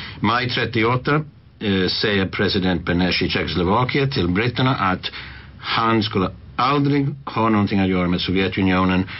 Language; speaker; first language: Swedish; non-native, fluent; English